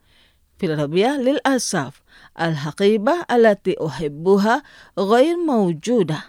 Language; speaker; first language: Arabic; non-native, fluent; Indonesian